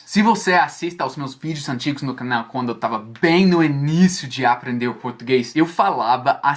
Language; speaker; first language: Portuguese; non-native, fluent; English